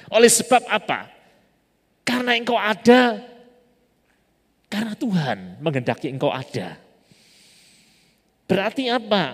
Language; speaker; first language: Indonesian; native; Indonesian